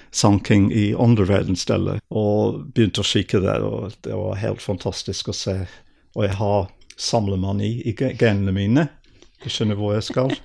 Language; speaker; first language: Norwegian; non-native, fluent; English